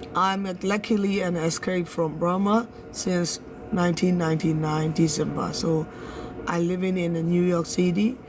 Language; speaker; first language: English; non-native, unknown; Burmese